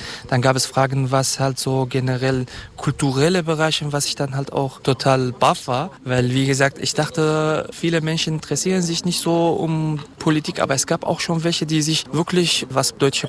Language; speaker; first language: German; non-native, fluent; Kurdish